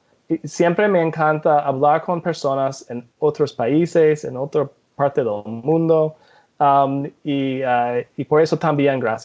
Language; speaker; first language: Spanish; non-native, fluent; English